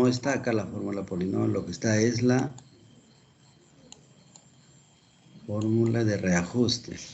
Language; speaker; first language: Spanish; native; Spanish